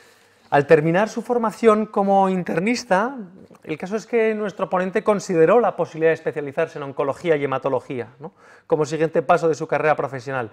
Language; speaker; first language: Spanish; native; Spanish